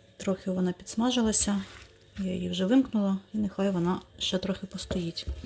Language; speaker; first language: Ukrainian; non-native, local second language; Russian